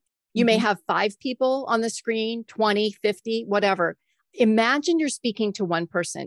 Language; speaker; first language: English; native; English